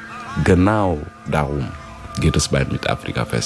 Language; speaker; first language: German; non-native, fluent; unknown